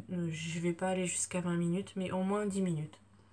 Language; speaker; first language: French; native; French